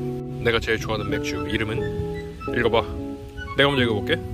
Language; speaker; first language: Korean; native; Korean